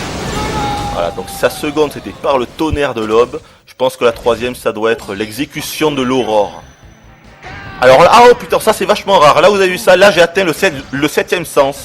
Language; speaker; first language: French; native; French